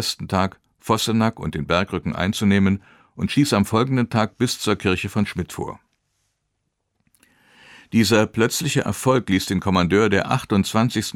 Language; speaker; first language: German; native; German